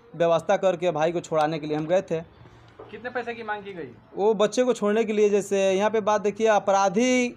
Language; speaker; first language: Hindi; native; Hindi